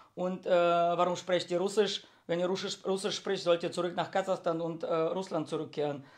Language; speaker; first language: German; early bilingual, heritage; Russian